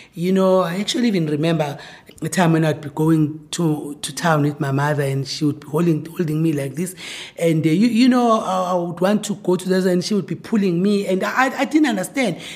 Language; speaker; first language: English; non-native, local second language; Zulu